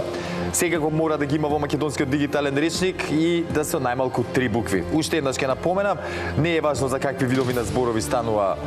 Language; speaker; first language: Macedonian; native; Macedonian